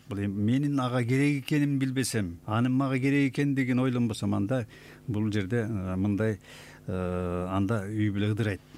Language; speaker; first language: Kyrgyz; native; Kyrgyz